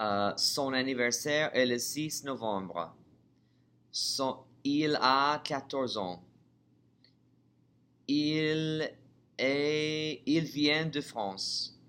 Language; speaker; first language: French; non-native, fluent; English